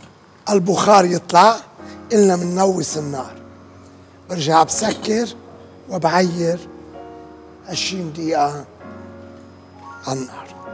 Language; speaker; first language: Arabic; native; Arabic